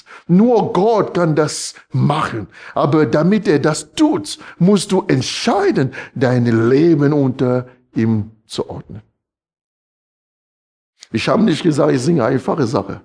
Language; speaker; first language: German; non-native, fluent; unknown